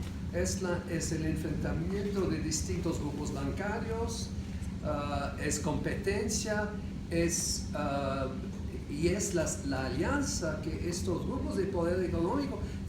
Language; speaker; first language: Spanish; non-native, fluent; English